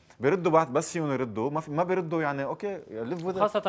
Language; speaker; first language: Arabic; native; Arabic